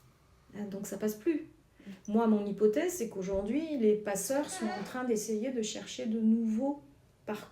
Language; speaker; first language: French; native; French